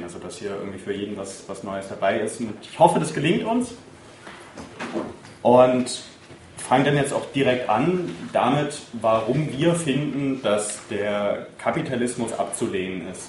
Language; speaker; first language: German; native; German